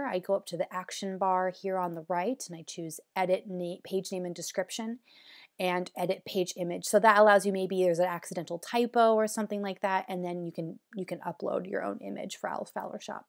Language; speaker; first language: English; native; English